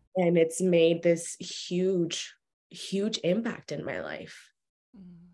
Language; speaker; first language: English; early bilingual, other home language; Spanish